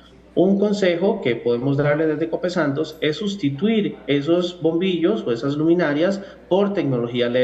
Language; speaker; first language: Spanish; native; Spanish